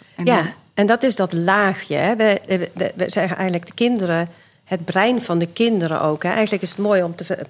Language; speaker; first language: Dutch; early bilingual, other home language; Swedish